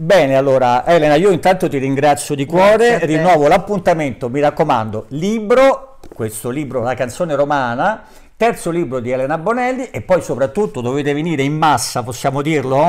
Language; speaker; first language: Italian; native; Italian